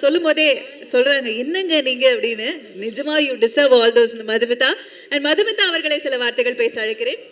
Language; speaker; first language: Tamil; native; Tamil